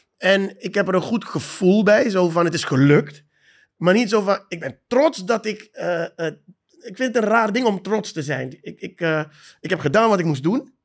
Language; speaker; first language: Dutch; native; Dutch